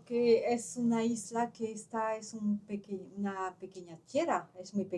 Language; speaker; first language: Spanish; non-native, local second language; French